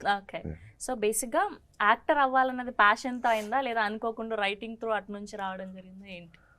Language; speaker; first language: Telugu; native; Telugu